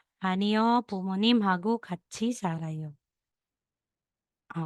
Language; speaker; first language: Korean; non-native, learner; Filipino